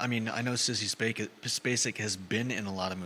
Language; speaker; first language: English; native; English